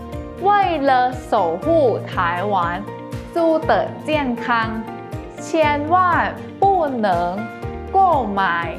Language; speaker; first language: Chinese; non-native, fluent; Thai